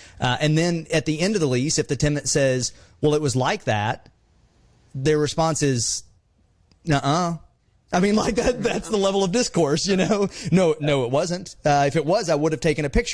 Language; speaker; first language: English; native; English